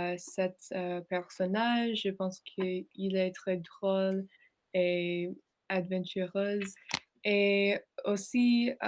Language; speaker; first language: French; non-native, learner; English